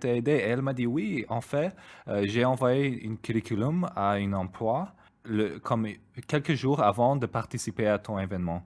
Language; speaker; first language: French; non-native, fluent; Spanish